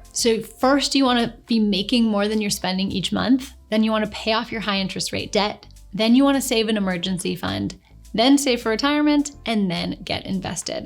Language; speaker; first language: English; native; English